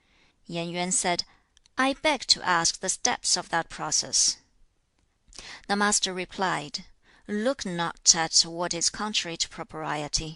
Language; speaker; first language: English; non-native, fluent; Chinese